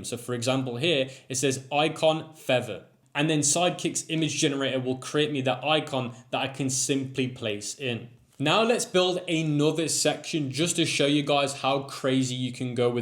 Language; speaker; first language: English; native; English